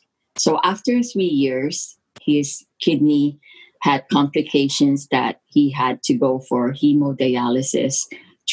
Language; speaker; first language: English; non-native, local second language; Filipino